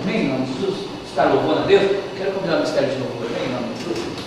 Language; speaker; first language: Portuguese; native; Portuguese